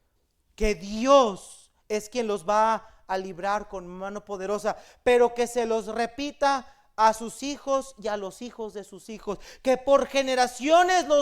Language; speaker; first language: Spanish; native; Spanish